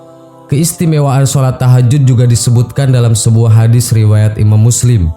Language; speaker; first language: Indonesian; native; Indonesian